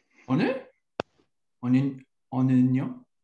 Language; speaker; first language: Korean; non-native, learner; English